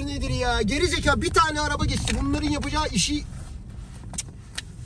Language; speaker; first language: Turkish; native; Turkish